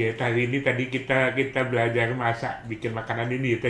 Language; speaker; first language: Indonesian; native; Indonesian